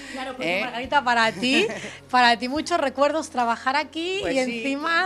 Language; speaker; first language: Spanish; native; Spanish